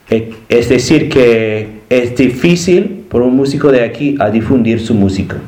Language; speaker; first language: Spanish; non-native, learner; English